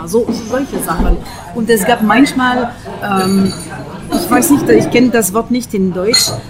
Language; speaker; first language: German; non-native, fluent; French